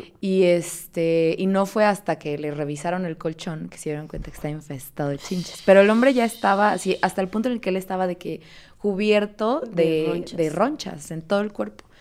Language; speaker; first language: Spanish; native; Spanish